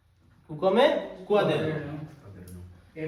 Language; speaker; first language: Italian; non-native, learner; Bangla